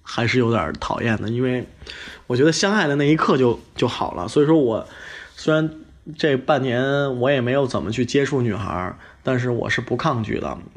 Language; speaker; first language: Chinese; native; Chinese